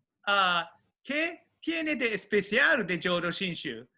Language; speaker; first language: Spanish; non-native, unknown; Japanese